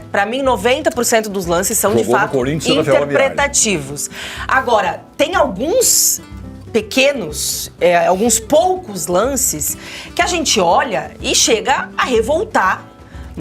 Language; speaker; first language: Portuguese; native; Portuguese